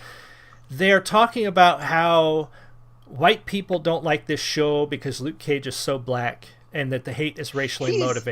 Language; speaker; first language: English; native; English